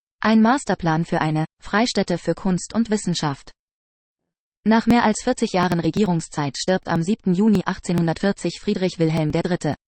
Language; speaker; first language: German; native; German